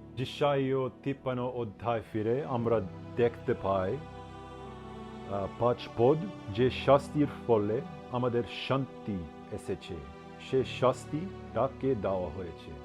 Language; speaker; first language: Bangla; non-native, learner; English